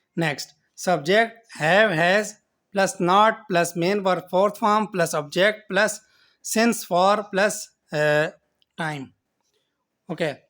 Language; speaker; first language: English; non-native, local second language; Urdu